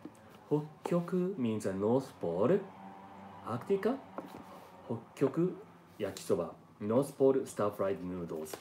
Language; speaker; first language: English; non-native, learner; Japanese